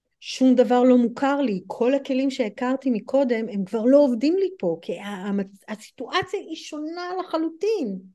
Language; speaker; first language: Hebrew; non-native, fluent; English